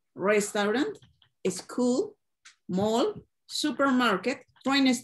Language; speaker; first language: English; non-native, learner; Spanish